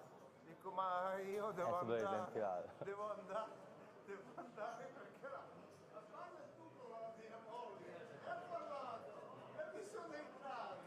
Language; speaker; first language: Italian; non-native, learner; Russian